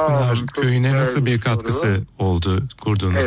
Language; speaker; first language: Turkish; native; Turkish